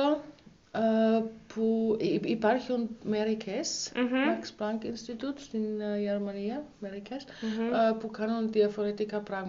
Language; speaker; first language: Greek; non-native, learner; German